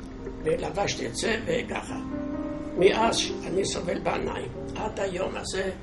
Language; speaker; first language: Hebrew; non-native, fluent; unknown